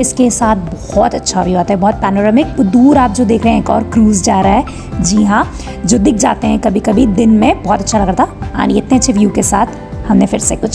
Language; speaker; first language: Hindi; native; Hindi